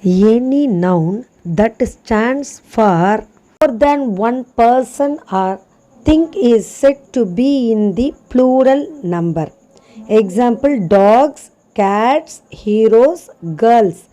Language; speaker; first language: English; non-native, local second language; Tamil